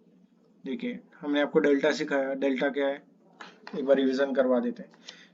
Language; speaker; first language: Hindi; native; Hindi